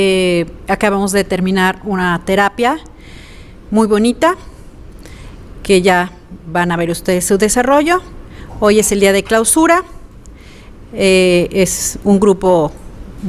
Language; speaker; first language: Spanish; native; Spanish